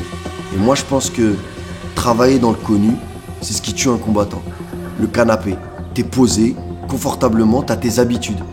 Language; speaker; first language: French; native; French